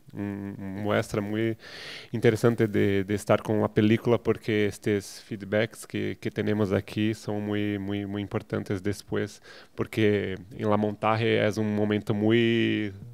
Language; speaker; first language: Spanish; non-native, fluent; Portuguese